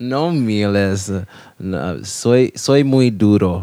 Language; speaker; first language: Spanish; non-native, learner; English